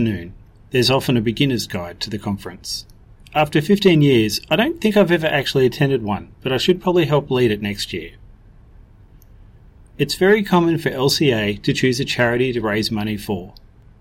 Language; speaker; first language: English; native; English